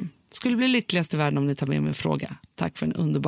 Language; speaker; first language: Swedish; native; Swedish